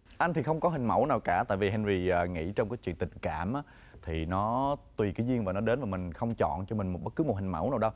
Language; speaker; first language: Vietnamese; early bilingual, heritage; Vietnamese